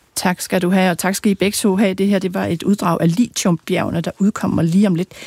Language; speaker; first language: Danish; native; Danish